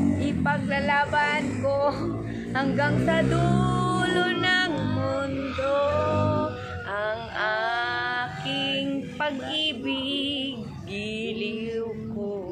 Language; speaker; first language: Filipino; non-native, local second language; Cebuano